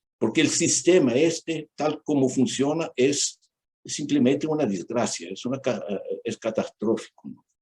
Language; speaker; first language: Spanish; non-native, fluent; Portuguese